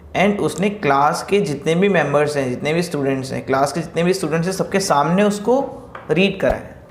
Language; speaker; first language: Hindi; native; Hindi